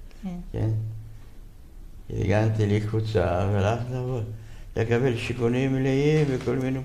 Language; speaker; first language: Hebrew; non-native, fluent; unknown